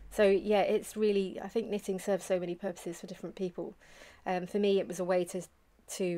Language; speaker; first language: English; native; English